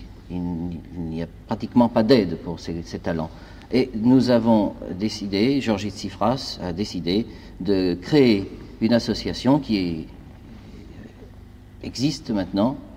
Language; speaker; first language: French; native; French